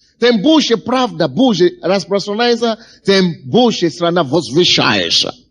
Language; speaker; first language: Russian; non-native, fluent; Yoruba